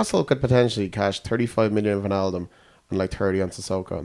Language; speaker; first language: English; native; English